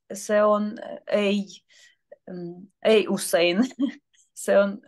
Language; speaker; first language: Finnish; non-native, learner; Russian